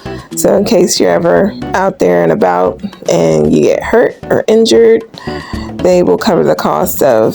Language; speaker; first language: English; native; English